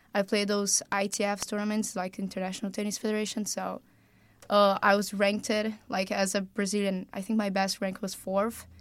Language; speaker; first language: English; non-native, fluent; Portuguese